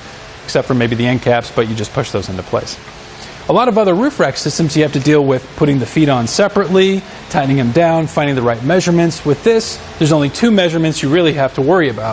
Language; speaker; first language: English; native; English